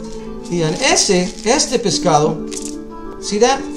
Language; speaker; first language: Spanish; early bilingual, other home language; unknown